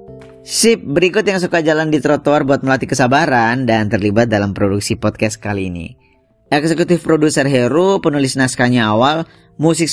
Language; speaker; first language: Indonesian; native; Indonesian